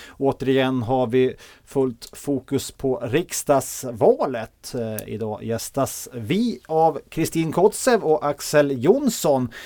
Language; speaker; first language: Swedish; native; Swedish